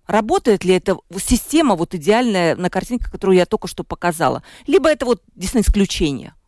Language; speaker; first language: Russian; native; Russian